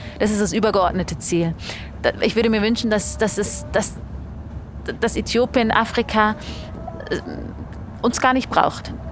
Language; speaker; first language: German; early bilingual, other home language; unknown